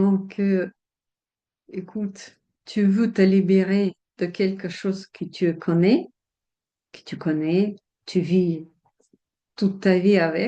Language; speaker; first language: French; non-native, fluent; Russian